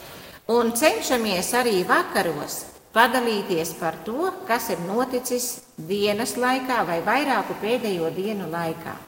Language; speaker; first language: Latvian; native; Latvian